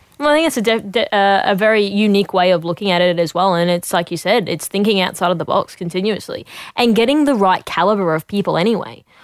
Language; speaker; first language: English; native; English